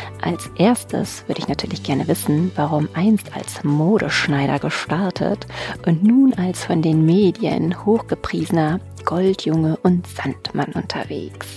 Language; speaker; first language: German; native; German